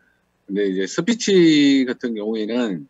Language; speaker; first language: Korean; native; Korean